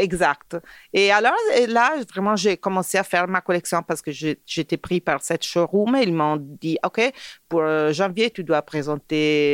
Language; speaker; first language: French; non-native, fluent; Italian